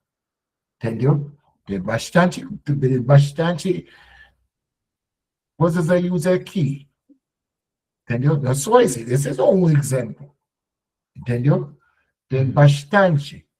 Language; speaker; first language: Portuguese; non-native, learner; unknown